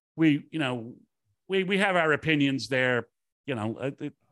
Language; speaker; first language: English; native; English